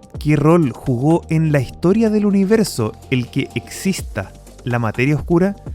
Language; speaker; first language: Spanish; native; Spanish